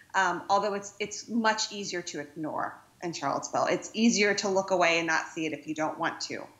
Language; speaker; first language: English; native; English